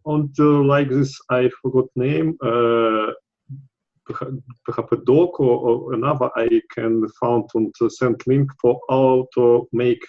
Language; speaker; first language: English; non-native, learner; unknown